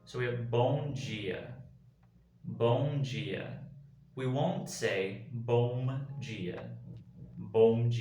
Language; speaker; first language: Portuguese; non-native, learner; English